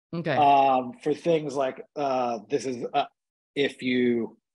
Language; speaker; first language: English; native; English